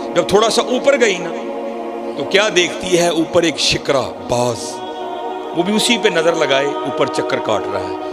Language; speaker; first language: Urdu; non-native, local second language; Punjabi